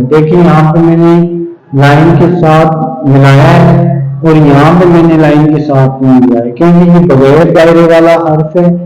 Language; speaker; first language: Urdu; native; Urdu